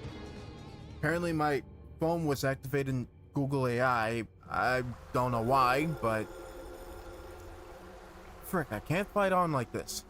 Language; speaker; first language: English; native; English